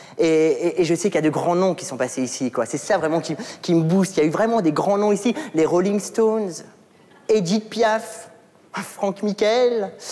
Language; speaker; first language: French; early bilingual, other home language; Arabic